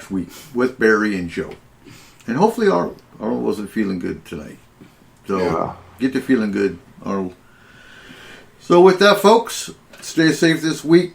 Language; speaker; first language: English; native; English